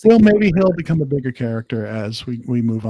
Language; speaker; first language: English; native; English